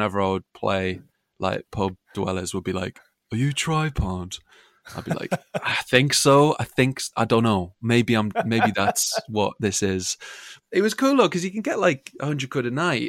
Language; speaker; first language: English; native; English